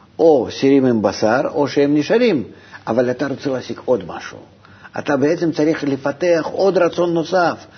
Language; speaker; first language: Hebrew; non-native, fluent; Russian